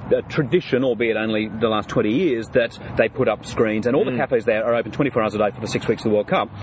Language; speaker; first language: English; native; English